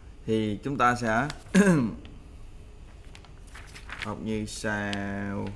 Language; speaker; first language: Vietnamese; native; Vietnamese